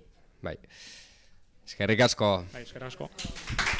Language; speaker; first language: Basque; native; Basque